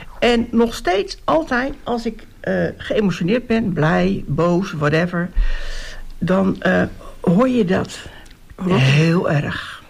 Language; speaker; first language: Dutch; native; Dutch